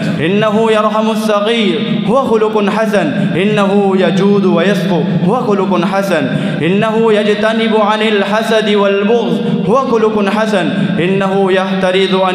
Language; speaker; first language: Arabic; non-native, learner; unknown